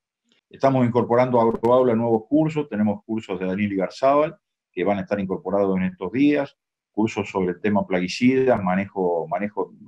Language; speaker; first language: Spanish; native; Spanish